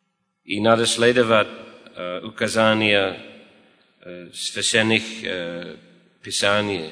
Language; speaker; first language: Russian; non-native, fluent; English